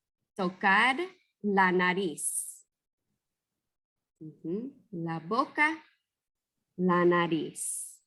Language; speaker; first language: Spanish; non-native, fluent; English